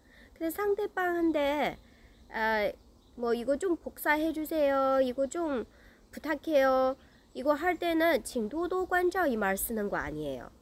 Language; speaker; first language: Korean; non-native, learner; Chinese